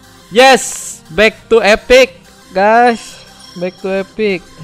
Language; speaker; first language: English; non-native, learner; Indonesian